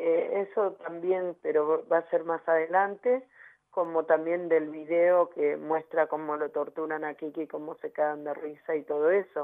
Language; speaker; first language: Spanish; native; Spanish